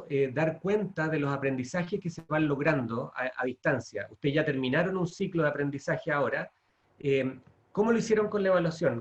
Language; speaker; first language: Spanish; native; Spanish